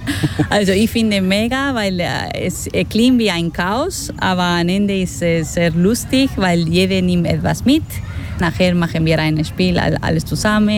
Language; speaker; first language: German; non-native, fluent; Spanish